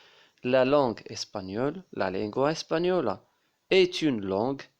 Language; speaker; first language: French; non-native, local second language; Arabic